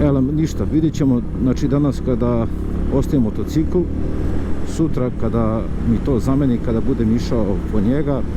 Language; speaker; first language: Serbian; native; Serbian